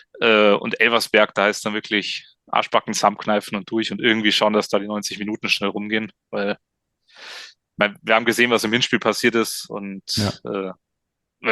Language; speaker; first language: German; native; German